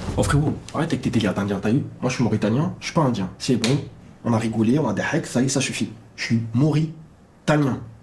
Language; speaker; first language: French; non-native, local second language; Arabic